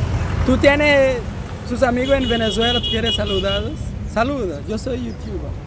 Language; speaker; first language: Spanish; non-native, learner; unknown